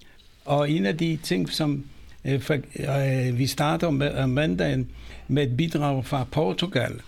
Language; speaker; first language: Danish; non-native, fluent; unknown